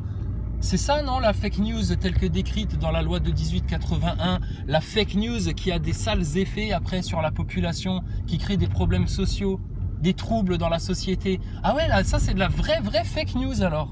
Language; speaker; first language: French; native; French